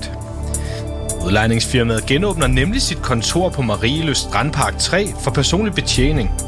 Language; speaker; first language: Danish; native; Danish